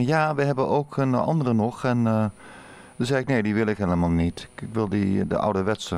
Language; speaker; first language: Dutch; native; Dutch